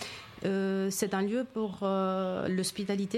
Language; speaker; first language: French; non-native, fluent; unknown